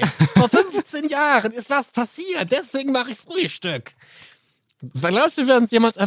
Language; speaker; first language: German; native; German